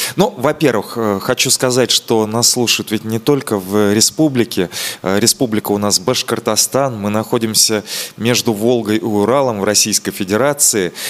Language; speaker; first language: Russian; native; Russian